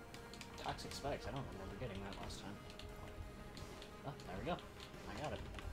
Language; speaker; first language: English; native; English